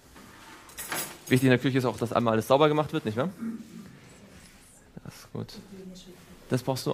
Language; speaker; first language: German; native; German